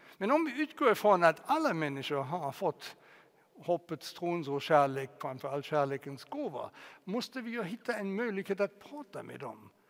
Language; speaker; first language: Swedish; non-native, fluent; German